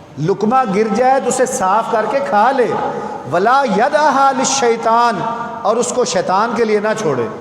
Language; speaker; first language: Urdu; non-native, local second language; Punjabi